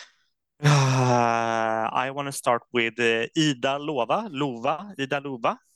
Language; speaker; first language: English; non-native, fluent; Swedish